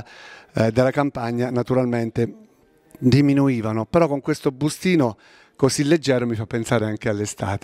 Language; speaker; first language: Italian; native; Italian